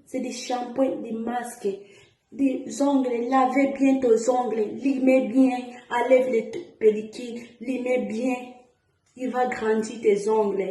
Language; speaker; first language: French; non-native, learner; Portuguese